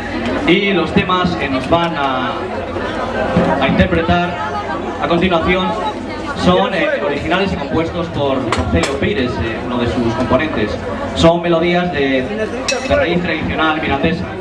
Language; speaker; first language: Spanish; native; Spanish